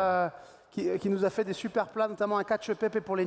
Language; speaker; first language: French; native; French